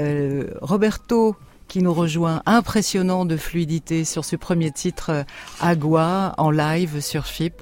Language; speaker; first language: French; native; French